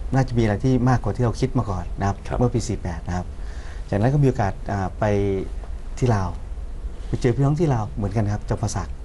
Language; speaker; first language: Thai; non-native, local second language; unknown